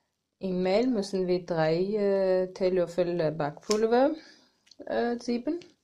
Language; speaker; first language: German; non-native, learner; Armenian